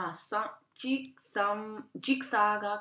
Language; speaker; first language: Korean; non-native, learner; English